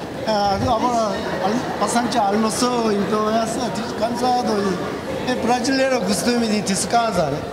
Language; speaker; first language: Portuguese; non-native, learner; Korean